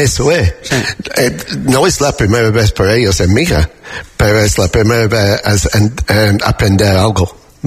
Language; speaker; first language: Spanish; non-native, learner; English